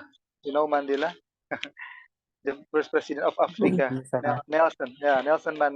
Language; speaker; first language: English; non-native, learner; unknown